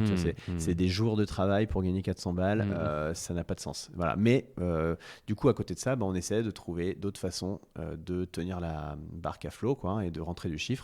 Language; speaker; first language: French; native; French